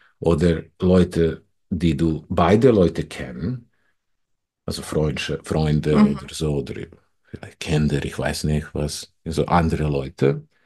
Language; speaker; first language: German; non-native, fluent; English